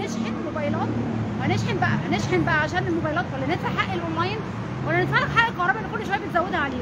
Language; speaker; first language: Arabic; native; Arabic